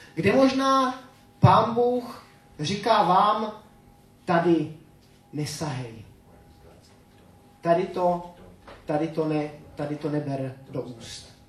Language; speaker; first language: Czech; native; Czech